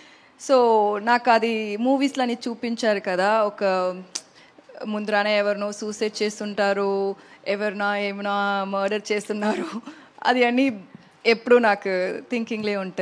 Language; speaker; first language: Telugu; non-native, learner; Tamil